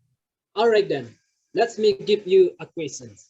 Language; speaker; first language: English; non-native, learner; Indonesian